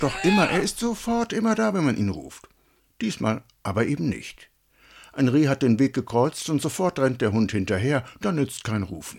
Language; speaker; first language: German; native; German